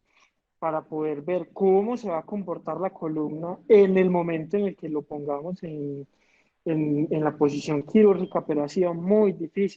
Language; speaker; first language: Spanish; native; Spanish